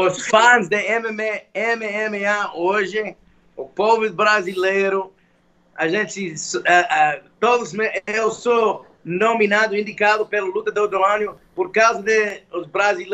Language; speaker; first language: Portuguese; non-native, fluent; English